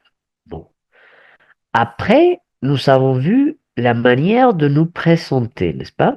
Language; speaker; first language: French; non-native, fluent; Spanish